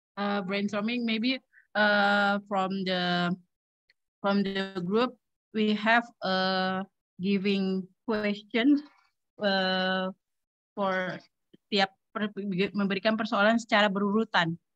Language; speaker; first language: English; non-native, learner; Indonesian